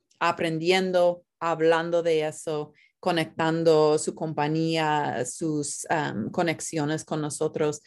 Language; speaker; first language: Spanish; non-native, fluent; English